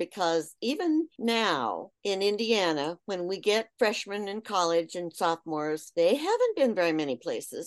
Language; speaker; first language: English; native; English